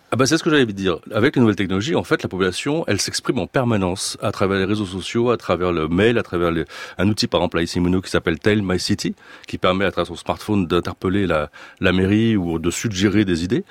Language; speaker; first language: French; native; French